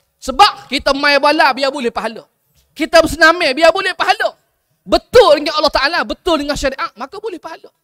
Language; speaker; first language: Malay; native; Malay